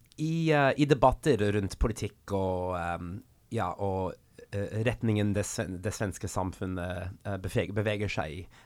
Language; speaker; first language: Swedish; non-native, fluent; English